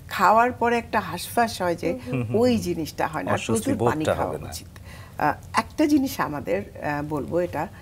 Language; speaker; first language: Bangla; native; Bangla